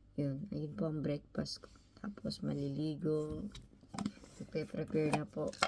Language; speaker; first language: Filipino; native; Filipino